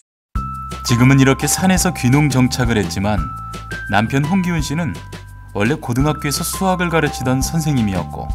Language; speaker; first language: Korean; native; Korean